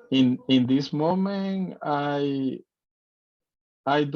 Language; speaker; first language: English; non-native, learner; Spanish